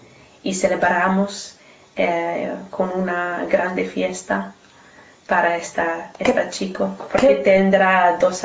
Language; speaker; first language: Spanish; non-native, learner; English